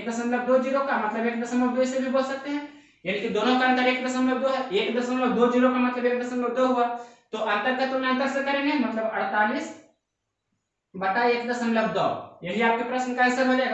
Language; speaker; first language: Hindi; native; Hindi